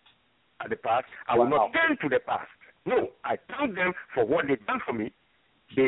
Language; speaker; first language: English; non-native, fluent; French